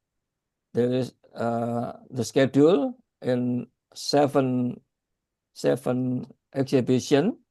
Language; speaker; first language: English; non-native, learner; Indonesian